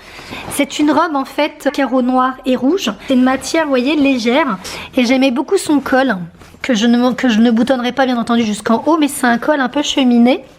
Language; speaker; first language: French; native; French